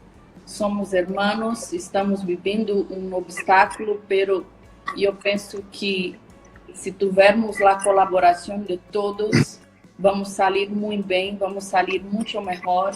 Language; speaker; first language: Spanish; non-native, learner; Portuguese